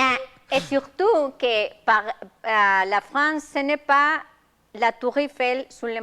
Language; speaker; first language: French; non-native, learner; Spanish